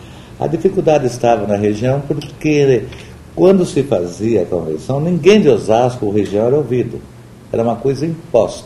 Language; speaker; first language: Portuguese; native; Portuguese